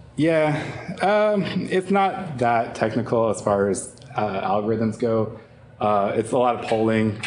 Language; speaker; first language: English; native; English